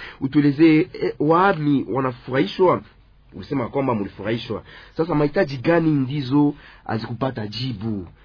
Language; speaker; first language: Swahili; native; Swahili